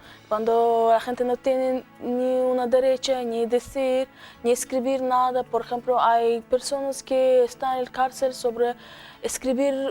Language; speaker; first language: Spanish; non-native, learner; Azerbaijani